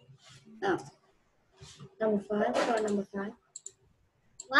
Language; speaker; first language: English; non-native, fluent; Vietnamese